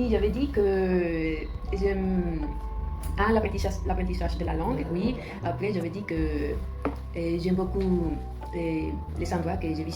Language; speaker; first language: French; non-native, learner; Spanish